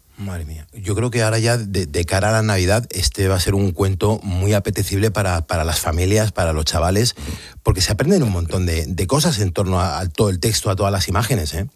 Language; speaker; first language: Spanish; native; Spanish